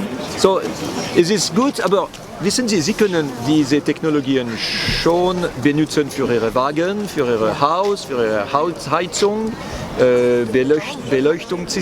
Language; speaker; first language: German; non-native, local second language; French